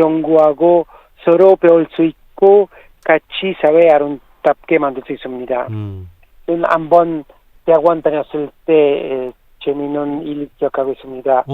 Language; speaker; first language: Korean; non-native, learner; Italian